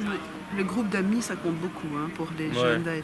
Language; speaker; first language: French; native; French